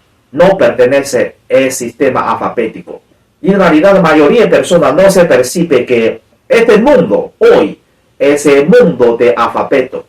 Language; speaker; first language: Spanish; non-native, learner; Chinese